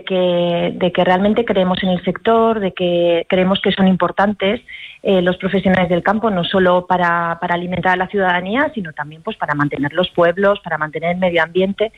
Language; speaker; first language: Spanish; native; Spanish